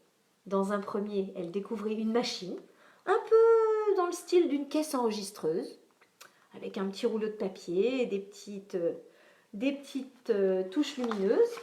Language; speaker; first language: French; native; French